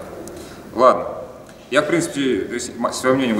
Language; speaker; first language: Russian; native; Russian